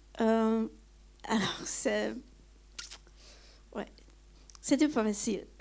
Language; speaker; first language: French; non-native, fluent; Hungarian